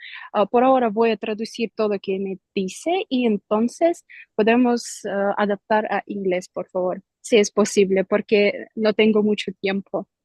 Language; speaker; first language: Spanish; non-native, learner; Russian